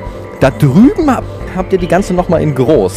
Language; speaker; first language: German; native; German